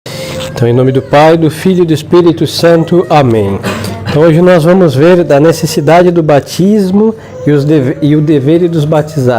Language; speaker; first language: Portuguese; non-native, fluent; Spanish